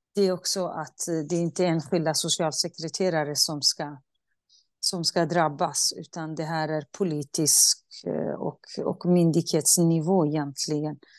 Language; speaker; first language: Swedish; non-native, fluent; Central Kurdish